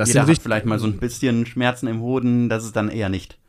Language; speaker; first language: German; native; German